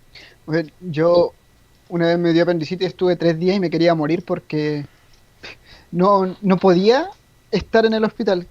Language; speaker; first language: Spanish; native; Spanish